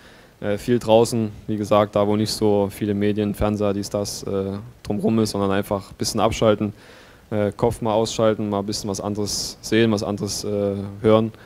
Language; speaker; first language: German; native; German